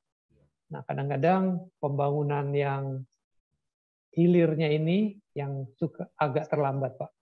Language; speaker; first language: Indonesian; native; Indonesian